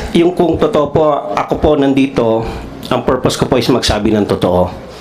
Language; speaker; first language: Filipino; non-native, local second language; Cebuano